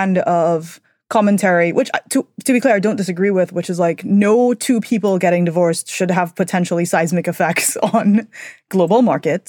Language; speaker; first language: English; native; English